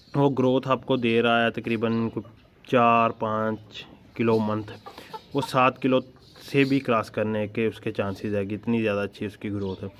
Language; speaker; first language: Urdu; non-native, local second language; Punjabi